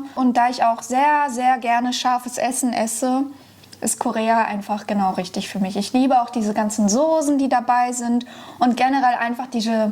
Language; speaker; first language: German; native; German